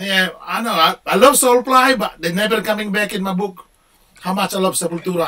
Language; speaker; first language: English; non-native, fluent; Indonesian